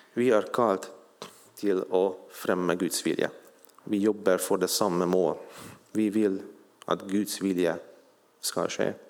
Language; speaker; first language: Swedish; non-native, fluent; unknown